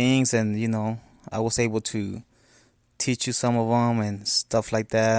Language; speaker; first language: English; non-native, fluent; Spanish